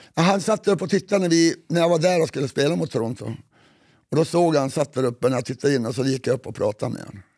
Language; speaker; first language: Swedish; native; Swedish